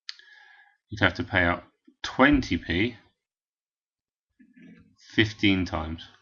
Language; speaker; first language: English; native; English